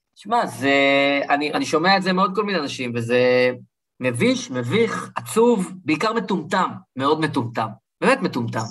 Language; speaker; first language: Hebrew; early bilingual, other home language; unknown